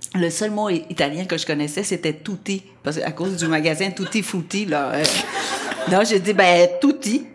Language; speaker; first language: French; non-native, fluent; Vietnamese